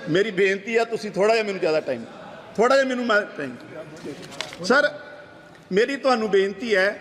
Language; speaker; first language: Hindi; non-native, local second language; Punjabi